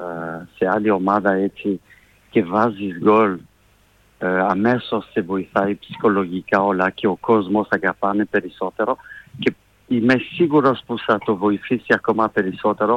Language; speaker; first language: Greek; non-native, fluent; French